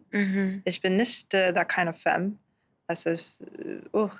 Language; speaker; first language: German; non-native, learner; Swedish